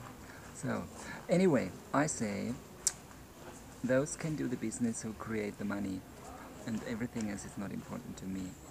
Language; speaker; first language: English; non-native, fluent; German